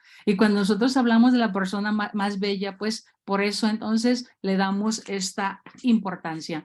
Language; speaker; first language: Spanish; native; Spanish